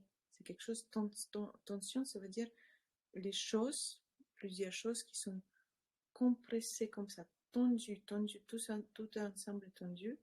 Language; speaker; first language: French; non-native, learner; Russian